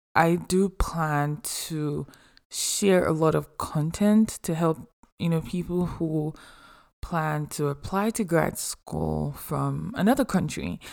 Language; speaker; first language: English; non-native, local second language; Yoruba